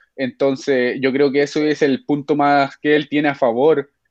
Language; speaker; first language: Spanish; native; Spanish